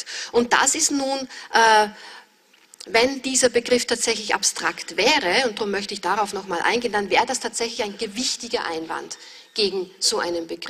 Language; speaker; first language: German; native; German